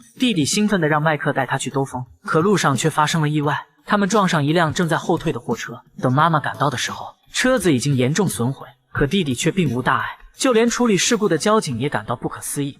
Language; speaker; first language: Chinese; native; Chinese